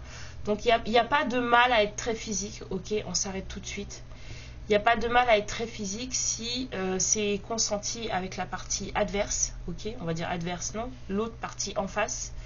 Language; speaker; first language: French; native; French